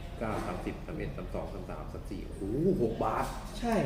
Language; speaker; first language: Thai; native; Thai